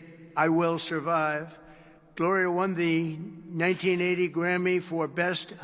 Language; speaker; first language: English; native; English